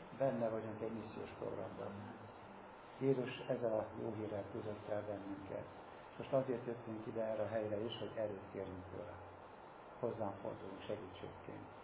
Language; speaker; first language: Hungarian; native; Hungarian